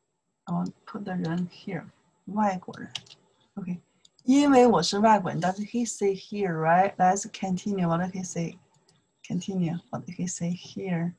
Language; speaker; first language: English; non-native, learner; Chinese